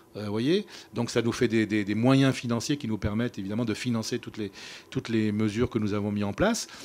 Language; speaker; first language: French; native; French